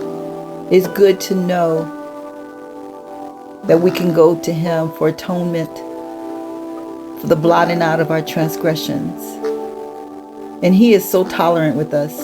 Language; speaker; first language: English; native; English